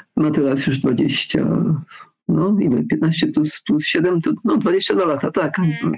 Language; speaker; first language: Polish; early bilingual, heritage; Polish